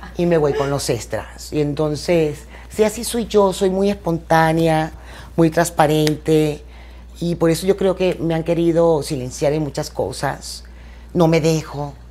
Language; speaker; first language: Spanish; native; Spanish